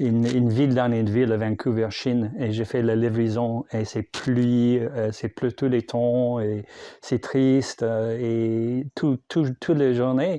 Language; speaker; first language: French; non-native, learner; English